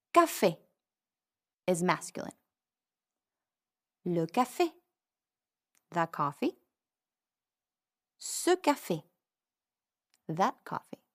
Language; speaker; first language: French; non-native, fluent; English